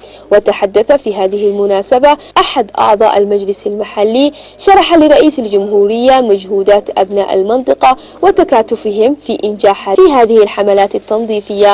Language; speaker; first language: Arabic; non-native, local second language; Somali